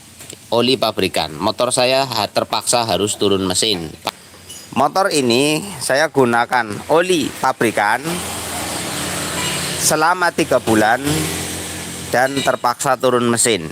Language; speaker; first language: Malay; non-native, local second language; Javanese